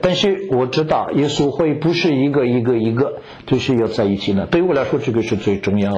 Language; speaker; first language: Chinese; non-native, fluent; French